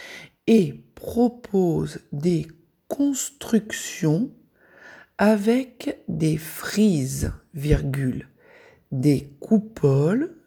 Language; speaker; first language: French; native; French